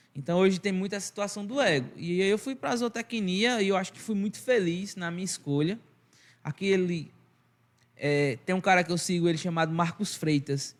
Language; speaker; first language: Portuguese; native; Portuguese